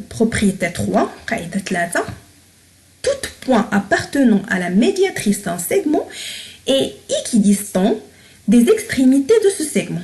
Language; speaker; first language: French; non-native, local second language; Arabic